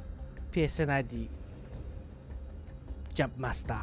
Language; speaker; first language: Japanese; non-native, learner; English